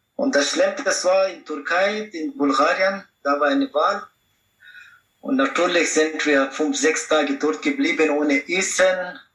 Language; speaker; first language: German; non-native, learner; Pashto